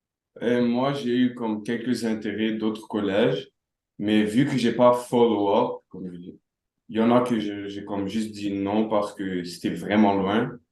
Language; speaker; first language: French; non-native, local second language; Arabic